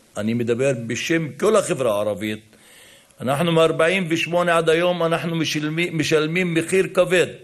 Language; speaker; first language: Hebrew; non-native, local second language; Arabic